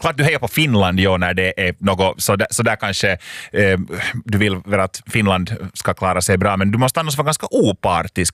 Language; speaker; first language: Swedish; native; Swedish